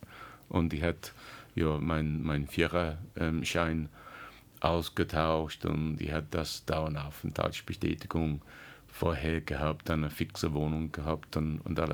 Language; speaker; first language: German; non-native, learner; English